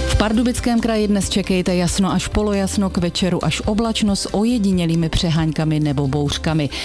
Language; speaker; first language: Czech; native; Czech